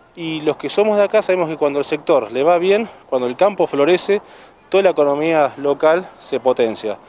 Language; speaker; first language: Spanish; native; Spanish